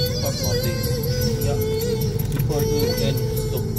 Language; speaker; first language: Dutch; non-native, learner; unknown